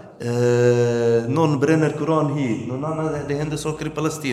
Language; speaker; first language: Swedish; early bilingual, other home language; Arabic